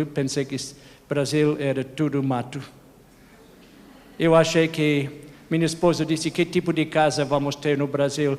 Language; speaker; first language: Portuguese; non-native, fluent; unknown